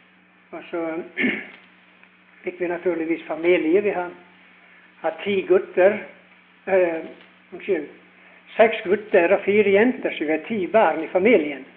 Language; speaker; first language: Norwegian; early bilingual, heritage; Norwegian